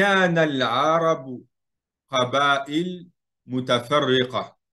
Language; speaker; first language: Arabic; non-native, fluent; French